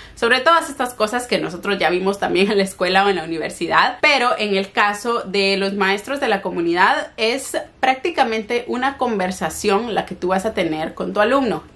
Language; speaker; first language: Spanish; native; Spanish